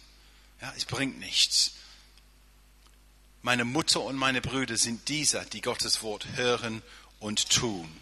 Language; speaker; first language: German; non-native, fluent; English